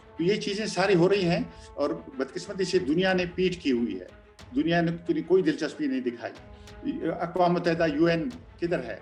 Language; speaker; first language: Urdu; non-native, local second language; Pashto